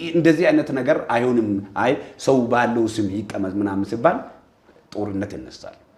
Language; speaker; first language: Amharic; non-native, local second language; Oromo